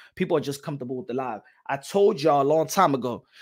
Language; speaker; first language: English; early bilingual, other home language; Spanish